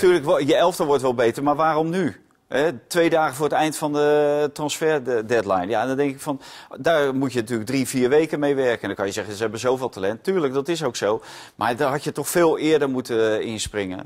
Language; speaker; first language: Dutch; native; Dutch